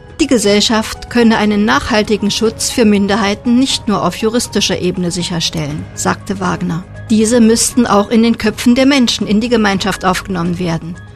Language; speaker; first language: German; native; German